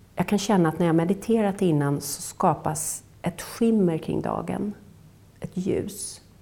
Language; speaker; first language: Swedish; native; Swedish